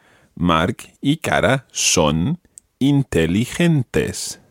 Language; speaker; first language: Spanish; non-native, fluent; English